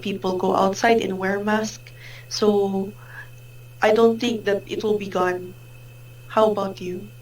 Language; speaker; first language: English; non-native, fluent; Filipino